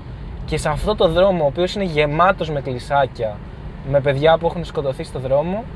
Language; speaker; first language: Greek; native; Greek